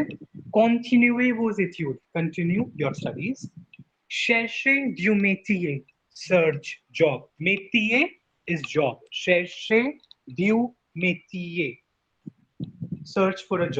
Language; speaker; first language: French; non-native, fluent; Hindi